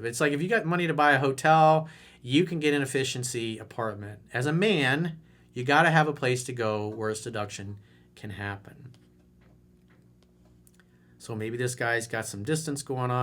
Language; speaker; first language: English; native; English